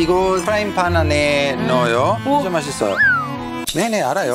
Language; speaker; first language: Korean; non-native, learner; Italian